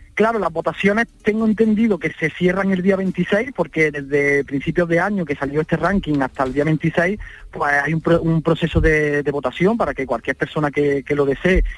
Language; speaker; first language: Spanish; native; Spanish